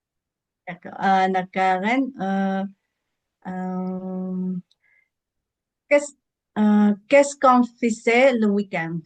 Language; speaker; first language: French; non-native, learner; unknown